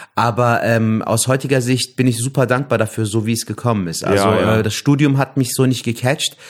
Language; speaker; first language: German; native; German